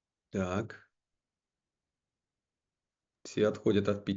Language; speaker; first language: Russian; native; Russian